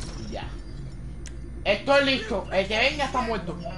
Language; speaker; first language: Spanish; early bilingual, heritage; Spanish